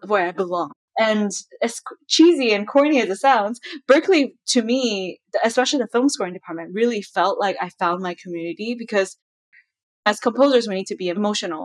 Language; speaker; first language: English; non-native, local second language; Chinese